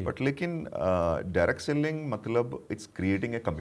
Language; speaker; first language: Hindi; non-native, local second language; Malayalam